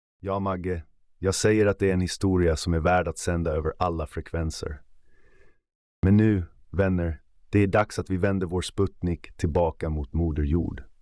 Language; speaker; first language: Swedish; native; Swedish